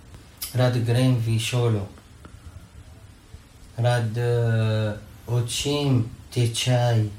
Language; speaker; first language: Slovenian; non-native, learner; Arabic